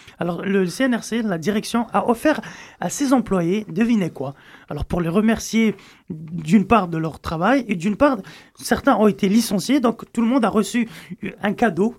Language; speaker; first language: French; native; French